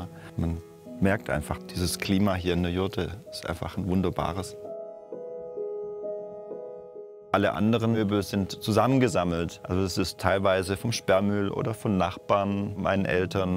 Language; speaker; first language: German; native; German